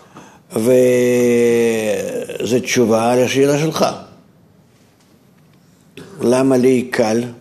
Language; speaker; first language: Hebrew; non-native, fluent; Russian